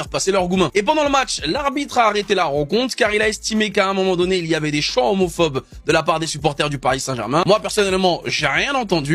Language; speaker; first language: French; native; French